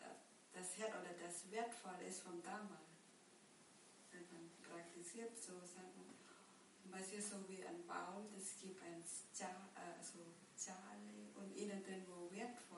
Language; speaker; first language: German; non-native, learner; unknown